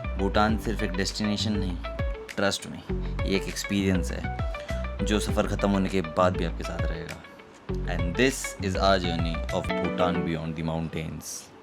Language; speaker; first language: Hindi; native; Hindi